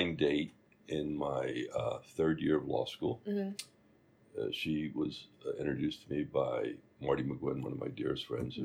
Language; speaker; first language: English; native; English